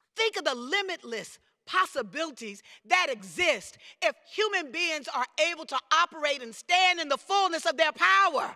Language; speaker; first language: English; native; English